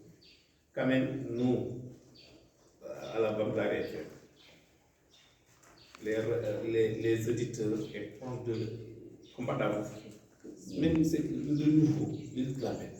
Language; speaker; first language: French; non-native, local second language; Fula